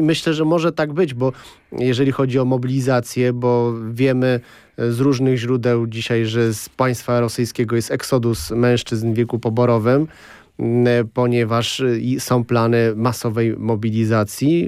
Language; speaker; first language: Polish; native; Polish